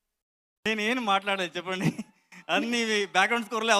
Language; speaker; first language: Telugu; non-native, learner; Kannada